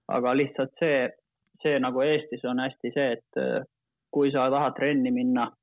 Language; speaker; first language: Estonian; non-native, fluent; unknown